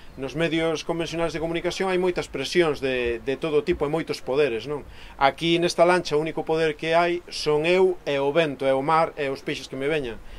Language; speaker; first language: Galician; native; Galician